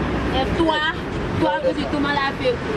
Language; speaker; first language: French; non-native, learner; Wolof